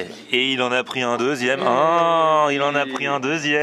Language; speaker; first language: French; native; French